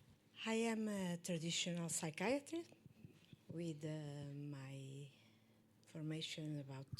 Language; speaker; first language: English; non-native, learner; Portuguese